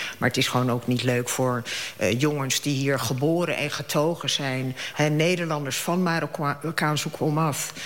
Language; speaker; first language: Dutch; early bilingual, other home language; Arabic